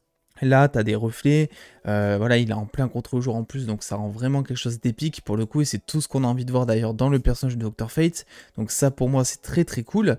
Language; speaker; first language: French; native; French